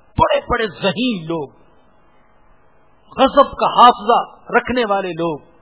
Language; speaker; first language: Urdu; native; Urdu